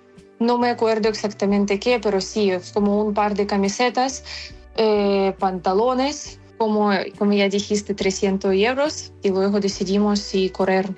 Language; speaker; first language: Spanish; non-native, fluent; Ukrainian